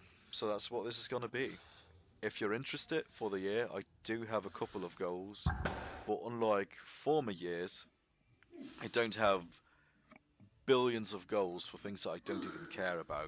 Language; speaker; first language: English; non-native, fluent; German